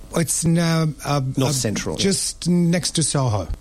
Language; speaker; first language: English; non-native, fluent; Italian